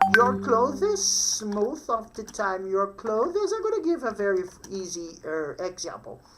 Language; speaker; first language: English; non-native, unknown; Portuguese